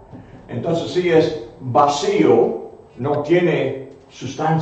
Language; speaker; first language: Spanish; non-native, fluent; English